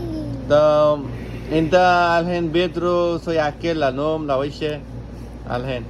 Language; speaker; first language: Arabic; non-native, learner; Bangla